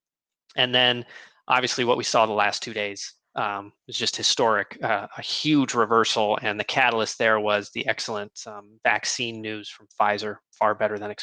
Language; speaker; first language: English; native; English